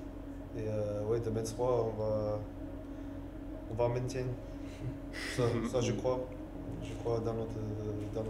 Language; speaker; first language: French; non-native, learner; English